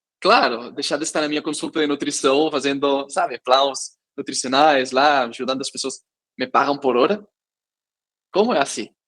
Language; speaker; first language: Portuguese; non-native, fluent; Catalan